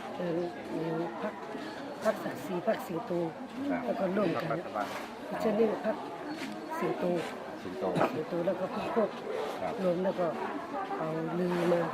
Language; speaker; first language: Thai; non-native, learner; Shan